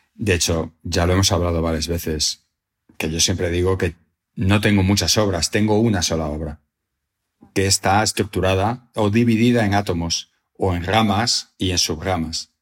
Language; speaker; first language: Spanish; native; Spanish